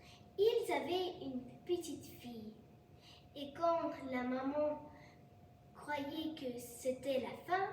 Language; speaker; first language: French; non-native, learner; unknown